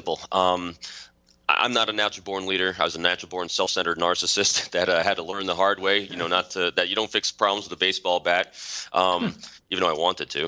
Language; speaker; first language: English; native; English